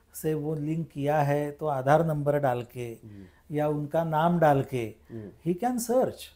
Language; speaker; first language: Hindi; non-native, local second language; Marathi